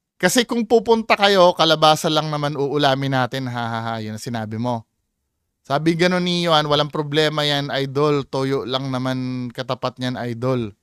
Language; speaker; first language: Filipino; native; Filipino